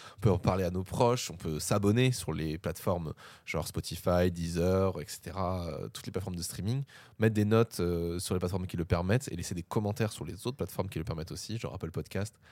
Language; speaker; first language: French; native; French